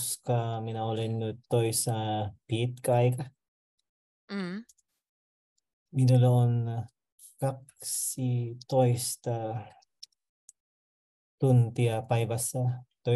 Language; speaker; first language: Finnish; non-native, learner; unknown